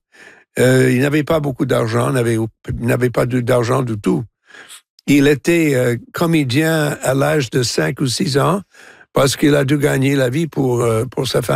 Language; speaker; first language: French; non-native, fluent; English